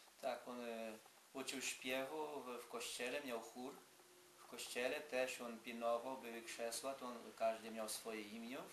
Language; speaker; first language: Polish; early bilingual, heritage; Polish